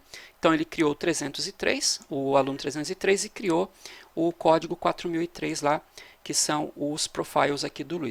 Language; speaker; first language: Portuguese; native; Portuguese